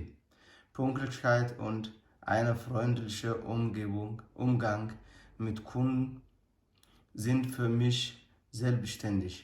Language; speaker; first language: German; non-native, learner; Amharic